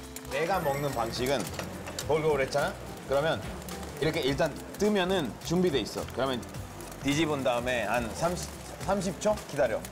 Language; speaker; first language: Korean; non-native, fluent; Spanish